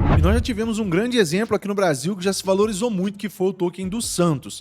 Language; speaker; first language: Portuguese; native; Portuguese